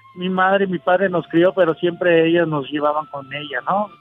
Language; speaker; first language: Spanish; native; Spanish